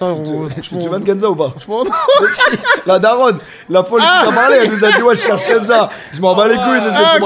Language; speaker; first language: French; native; French